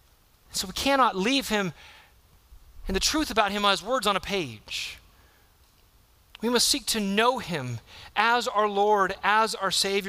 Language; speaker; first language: English; native; English